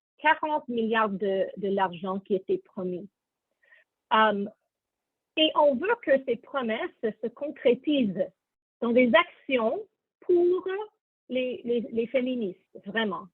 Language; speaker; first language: French; non-native, learner; English